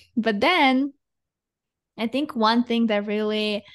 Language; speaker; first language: English; non-native, fluent; Russian